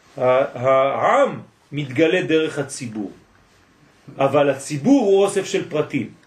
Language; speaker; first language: Hebrew; non-native, fluent; French